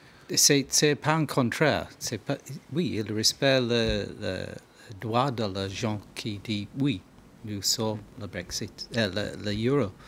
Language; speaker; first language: French; non-native, learner; English